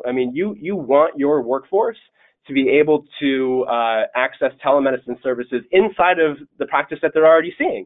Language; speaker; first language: English; native; English